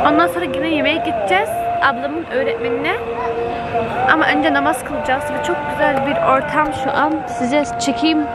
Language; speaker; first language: Turkish; early bilingual, heritage; Turkish